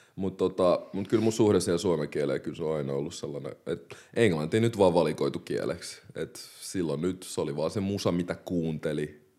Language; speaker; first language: Finnish; early bilingual, other home language; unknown